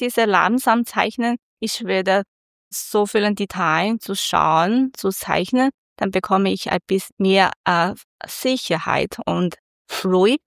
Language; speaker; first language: German; non-native, learner; Chinese